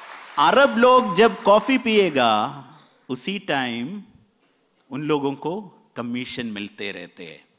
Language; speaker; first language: Hindi; non-native, fluent; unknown